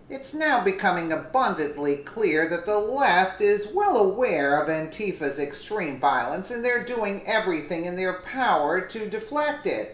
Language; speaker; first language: English; native; English